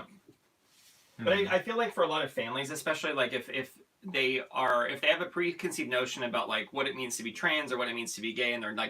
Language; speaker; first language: English; native; English